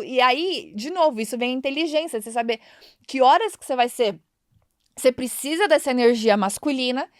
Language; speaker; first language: Portuguese; native; Portuguese